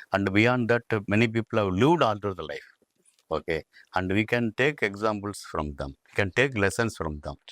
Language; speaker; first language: English; non-native, local second language; Tamil